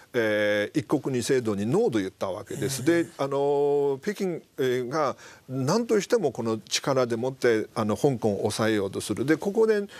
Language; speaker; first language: Japanese; non-native, fluent; Chinese